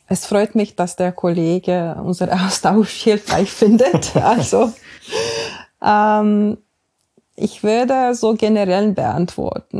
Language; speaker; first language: German; non-native, fluent; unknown